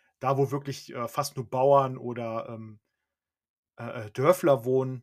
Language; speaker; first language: German; native; German